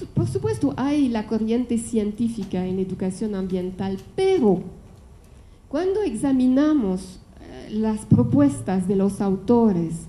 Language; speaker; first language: Spanish; non-native, fluent; French